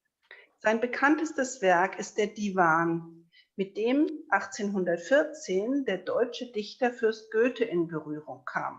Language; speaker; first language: German; native; German